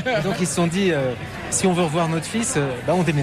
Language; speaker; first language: French; native; French